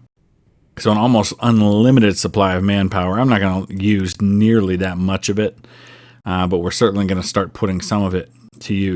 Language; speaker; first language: English; native; English